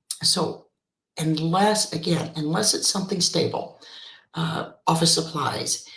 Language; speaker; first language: English; native; English